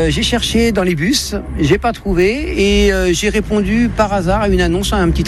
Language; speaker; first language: French; native; French